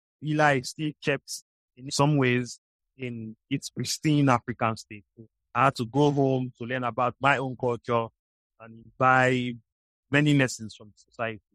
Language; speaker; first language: English; non-native, local second language; Igbo